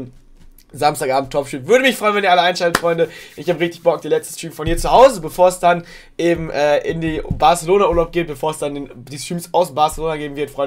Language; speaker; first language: German; native; German